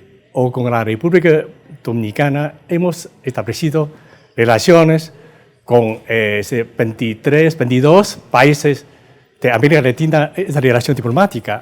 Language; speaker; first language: Spanish; non-native, fluent; Chinese